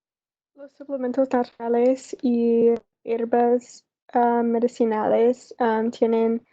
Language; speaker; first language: Spanish; non-native, learner; English